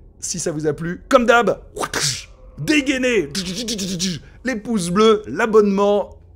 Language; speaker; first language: French; native; French